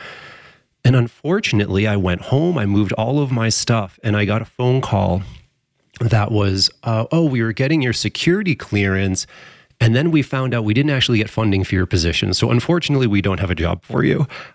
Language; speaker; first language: English; native; English